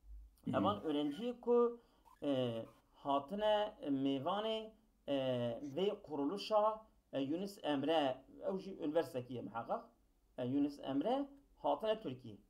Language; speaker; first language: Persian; non-native, fluent; Kurdish